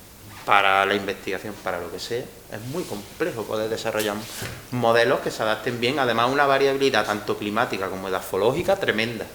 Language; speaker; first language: Spanish; native; Spanish